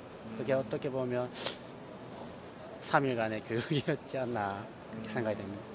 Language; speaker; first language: Korean; native; Korean